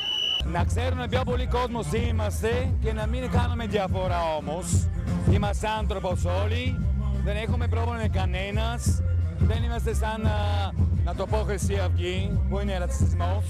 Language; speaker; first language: Greek; non-native, learner; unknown